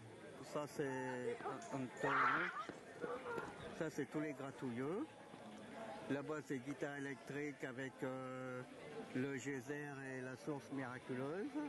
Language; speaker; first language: French; native; French